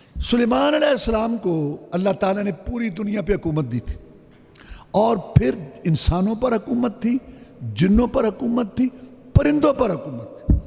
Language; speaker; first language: Urdu; non-native, local second language; Punjabi